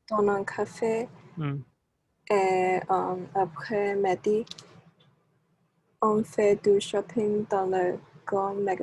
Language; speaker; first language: French; non-native, learner; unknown